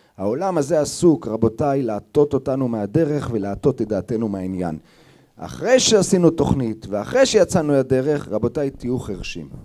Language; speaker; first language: Hebrew; native; Hebrew